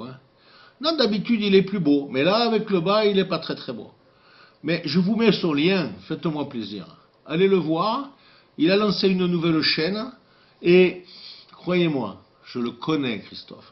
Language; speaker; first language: French; native; French